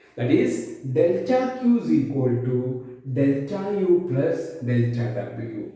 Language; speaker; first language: English; non-native, local second language; Malayalam